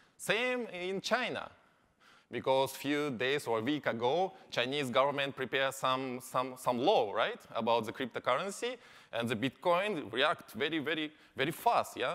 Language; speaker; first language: English; non-native, learner; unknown